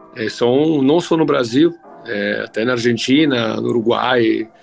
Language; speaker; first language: Portuguese; non-native, fluent; Italian